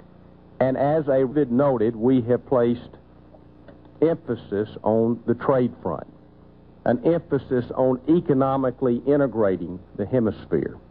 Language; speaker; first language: English; native; English